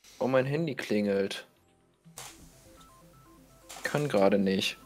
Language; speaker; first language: German; native; German